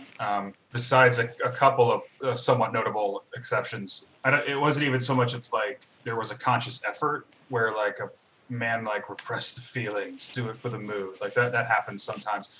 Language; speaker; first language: English; native; English